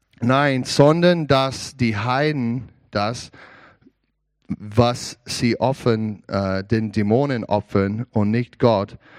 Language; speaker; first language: German; non-native, learner; English